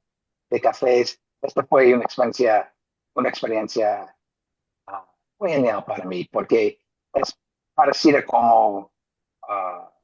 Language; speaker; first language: Spanish; non-native, fluent; English